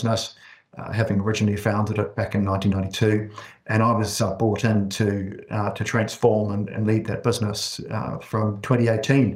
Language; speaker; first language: English; native; English